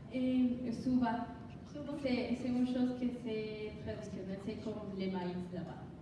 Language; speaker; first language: French; non-native, learner; Spanish